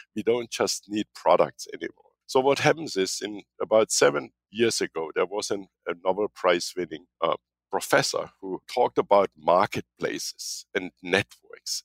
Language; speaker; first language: English; non-native, fluent; German